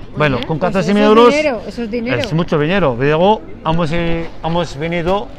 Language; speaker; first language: Spanish; non-native, fluent; Arabic